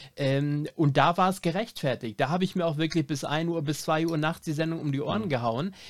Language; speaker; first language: German; native; German